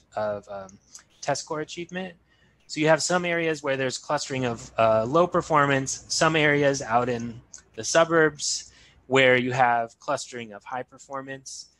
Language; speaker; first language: English; native; English